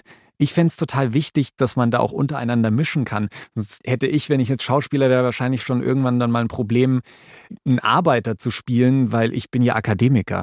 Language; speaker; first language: German; native; German